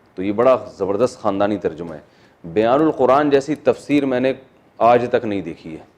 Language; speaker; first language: Urdu; native; Urdu